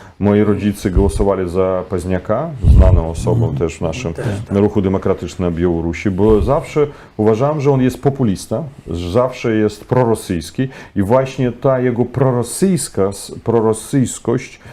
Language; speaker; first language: Polish; non-native, fluent; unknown